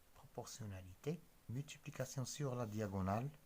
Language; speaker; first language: French; non-native, local second language; Arabic